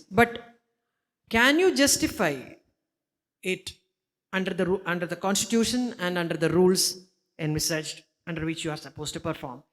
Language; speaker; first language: English; non-native, local second language; Malayalam